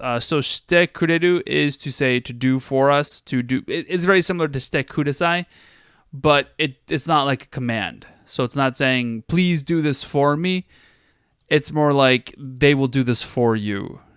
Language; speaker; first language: English; native; English